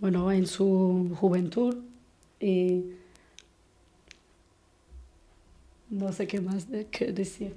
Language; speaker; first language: Spanish; non-native, fluent; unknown